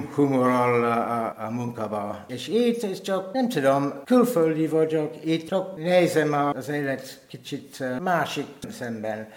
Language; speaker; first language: Hungarian; non-native, learner; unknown